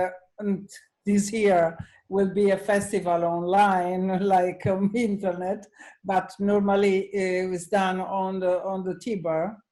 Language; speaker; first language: English; non-native, learner; Italian